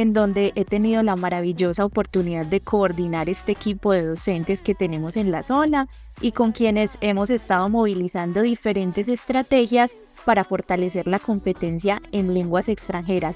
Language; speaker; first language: Spanish; native; Spanish